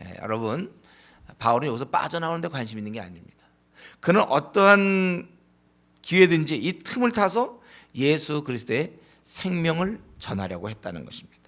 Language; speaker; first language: Korean; native; Korean